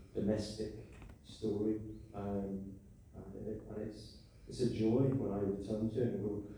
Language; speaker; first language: English; native; English